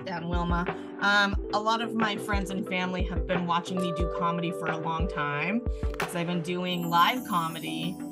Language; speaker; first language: English; native; English